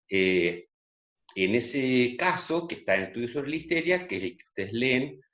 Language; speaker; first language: Spanish; native; Spanish